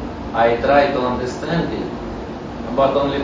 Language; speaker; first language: English; non-native, learner; Russian